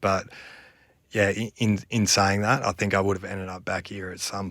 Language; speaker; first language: English; native; English